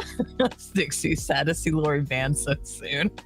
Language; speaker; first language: English; native; English